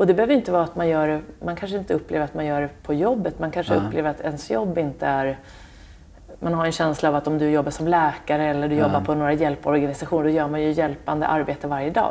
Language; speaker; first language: Swedish; native; Swedish